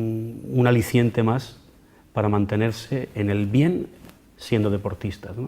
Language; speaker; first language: Spanish; native; Spanish